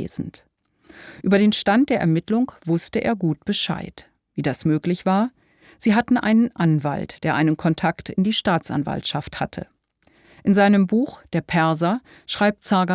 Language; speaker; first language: German; native; German